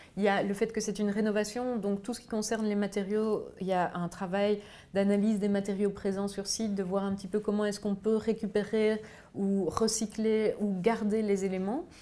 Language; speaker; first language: French; native; French